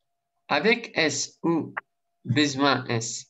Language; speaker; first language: French; non-native, learner; Russian